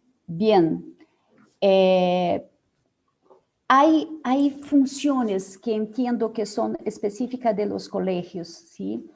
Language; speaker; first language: Spanish; non-native, fluent; Portuguese